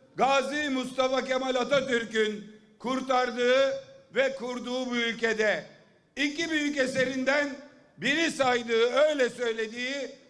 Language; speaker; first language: Turkish; native; Turkish